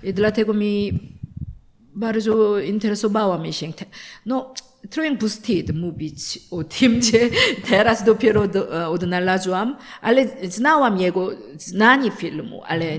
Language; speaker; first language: Polish; non-native, learner; Korean